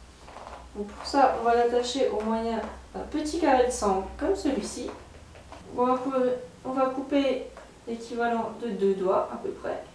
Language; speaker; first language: French; native; French